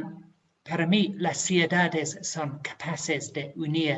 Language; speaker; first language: Spanish; non-native, fluent; English